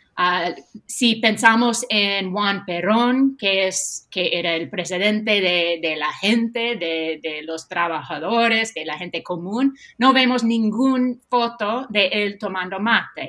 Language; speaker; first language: Spanish; non-native, fluent; English